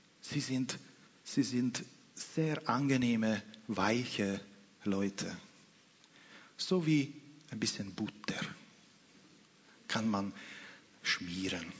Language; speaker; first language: German; non-native, fluent; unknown